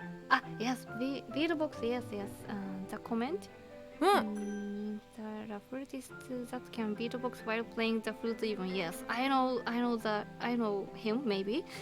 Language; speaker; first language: English; non-native, learner; Japanese